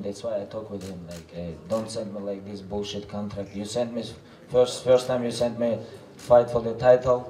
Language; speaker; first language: English; non-native, learner; Russian